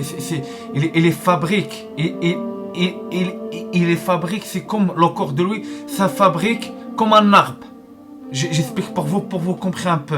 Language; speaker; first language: French; non-native, learner; Arabic